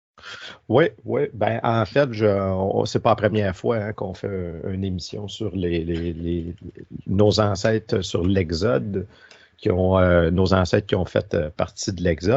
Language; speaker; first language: French; native; French